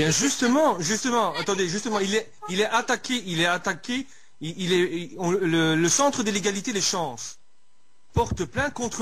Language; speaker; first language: French; native; French